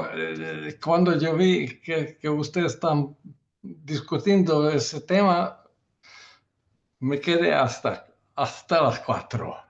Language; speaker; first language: Spanish; non-native, learner; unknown